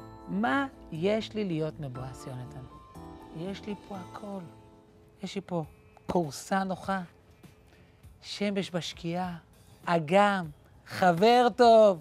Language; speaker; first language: Hebrew; native; Hebrew